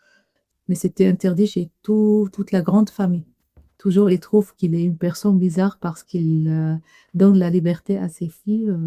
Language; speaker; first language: French; non-native, learner; Arabic